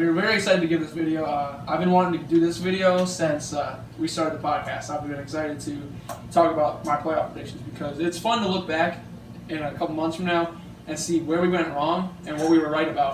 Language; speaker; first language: English; native; English